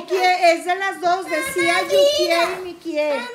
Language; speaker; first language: Spanish; native; Spanish